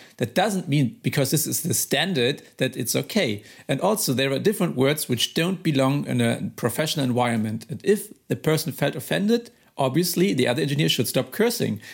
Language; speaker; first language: English; non-native, fluent; German